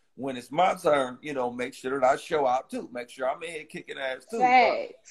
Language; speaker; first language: English; native; English